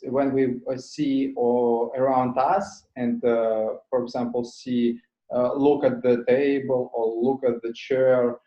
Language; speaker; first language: English; non-native, learner; Russian